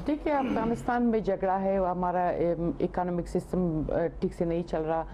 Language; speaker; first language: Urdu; non-native, fluent; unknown